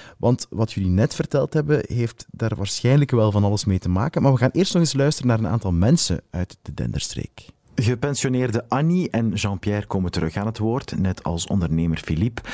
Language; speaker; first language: Dutch; native; Dutch